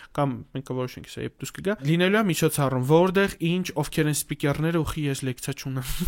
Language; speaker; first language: Armenian; native; Armenian